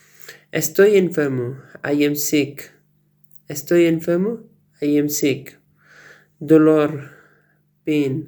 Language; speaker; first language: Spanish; non-native, learner; Urdu